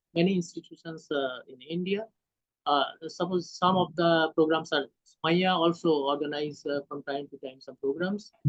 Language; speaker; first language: English; non-native, local second language; Hindi